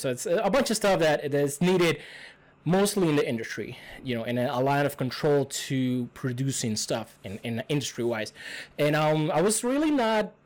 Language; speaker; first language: English; non-native, fluent; Spanish